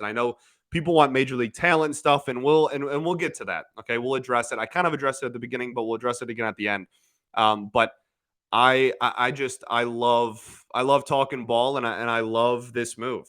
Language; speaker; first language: English; native; English